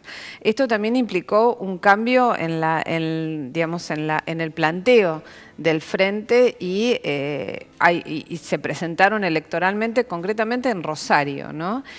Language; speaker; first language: Spanish; native; Spanish